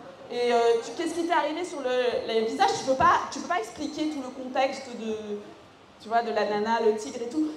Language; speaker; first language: French; native; French